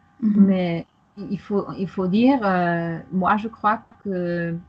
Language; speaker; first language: French; non-native, fluent; German